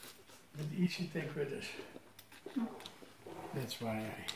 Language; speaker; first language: English; non-native, fluent; Dutch